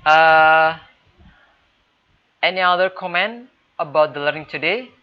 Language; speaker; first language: English; non-native, fluent; Indonesian